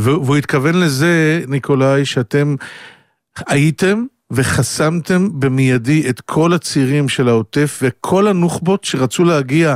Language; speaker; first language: Hebrew; native; Hebrew